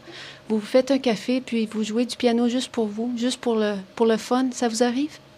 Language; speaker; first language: French; native; French